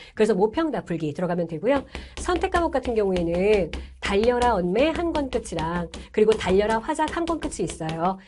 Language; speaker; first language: Korean; native; Korean